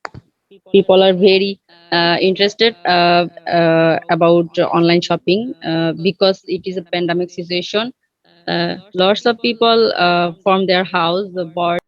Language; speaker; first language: English; non-native, learner; Bangla